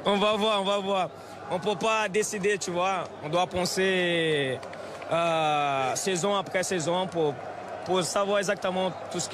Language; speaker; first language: French; non-native, fluent; Portuguese